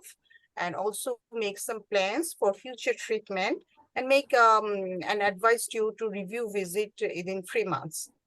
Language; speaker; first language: English; non-native, learner; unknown